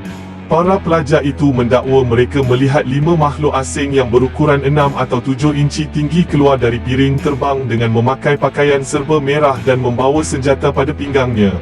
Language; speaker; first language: Malay; native; Malay